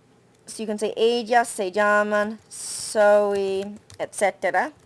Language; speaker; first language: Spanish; non-native, fluent; English